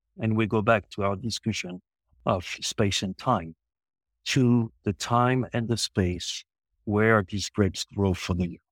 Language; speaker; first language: English; non-native, local second language; French